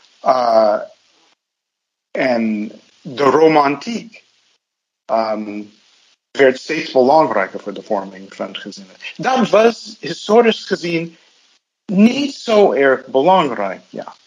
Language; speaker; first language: Dutch; non-native, fluent; English